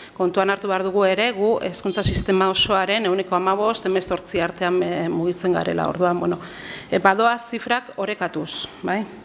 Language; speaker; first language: Basque; native; Basque